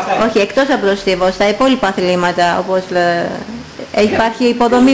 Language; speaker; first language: Greek; native; Greek